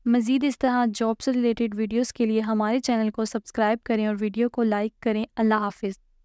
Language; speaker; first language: Urdu; native; Urdu